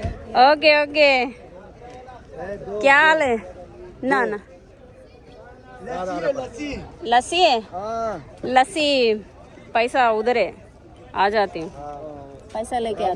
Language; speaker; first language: Hindi; non-native, local second language; Telugu